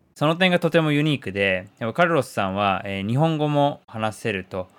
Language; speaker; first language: Japanese; native; Japanese